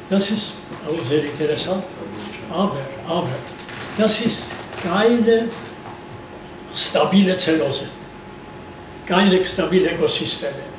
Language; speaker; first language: German; non-native, learner; Georgian